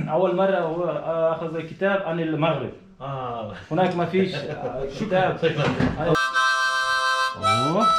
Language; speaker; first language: Arabic; non-native, learner; Uzbek